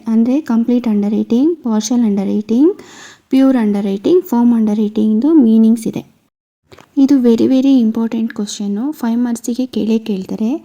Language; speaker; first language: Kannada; native; Kannada